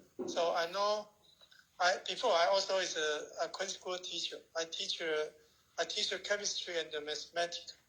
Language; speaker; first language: English; non-native, learner; Chinese